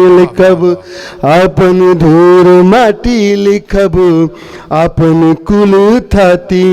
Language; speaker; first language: Hindi; non-native, local second language; Bhojpuri